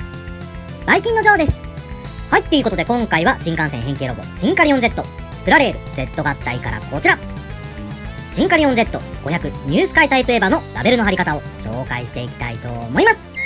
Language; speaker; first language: Japanese; native; Japanese